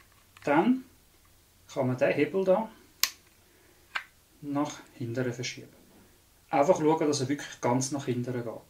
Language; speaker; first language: German; non-native, local second language; Swiss German